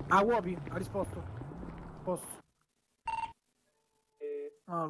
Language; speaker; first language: Italian; native; Italian